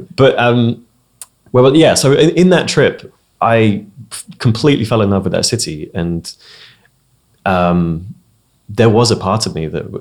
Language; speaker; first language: English; native; English